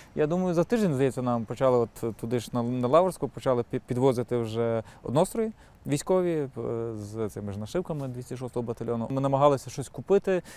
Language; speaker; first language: Ukrainian; native; Ukrainian